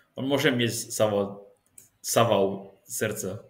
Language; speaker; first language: Polish; non-native, learner; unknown